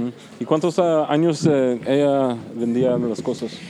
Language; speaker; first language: Spanish; early bilingual, heritage; Spanish